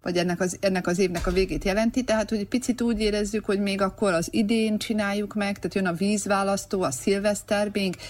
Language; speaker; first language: Hungarian; native; Hungarian